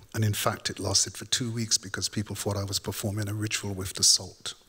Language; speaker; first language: English; native; English